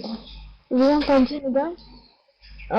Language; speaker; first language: French; non-native, learner; Arabic